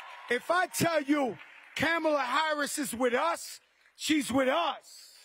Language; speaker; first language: English; native; English